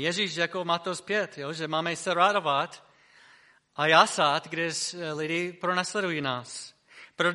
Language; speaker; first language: Czech; non-native, fluent; English